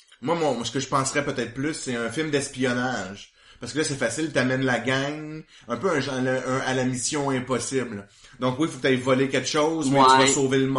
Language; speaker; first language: French; native; French